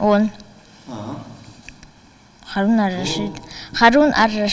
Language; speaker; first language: Russian; non-native, local second language; Tajik